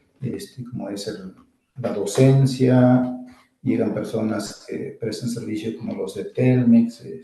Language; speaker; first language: Spanish; non-native, local second language; Zapotec